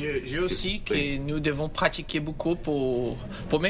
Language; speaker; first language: French; non-native, learner; Portuguese